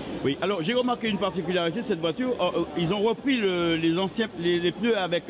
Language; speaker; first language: French; native; French